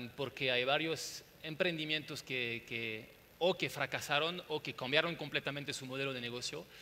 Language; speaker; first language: Spanish; non-native, fluent; French